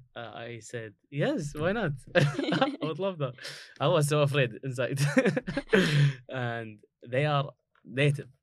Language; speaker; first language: English; non-native, learner; Arabic